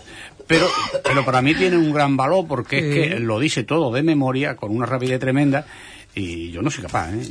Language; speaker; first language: Spanish; native; Spanish